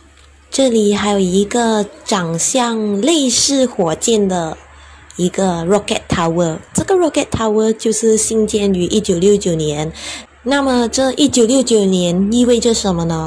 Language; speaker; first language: Chinese; native; Chinese